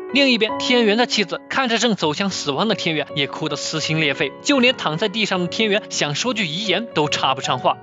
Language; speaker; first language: Chinese; native; Chinese